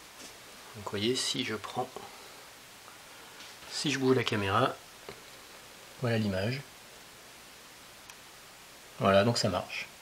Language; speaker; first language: French; native; French